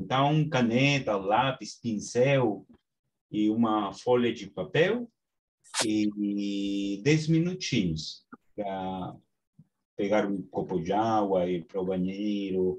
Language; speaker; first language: Portuguese; non-native, fluent; Spanish